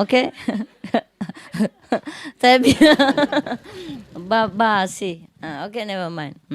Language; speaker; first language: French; non-native, learner; Vietnamese